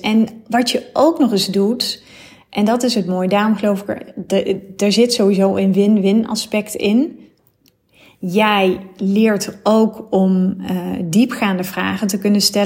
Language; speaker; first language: Dutch; native; Dutch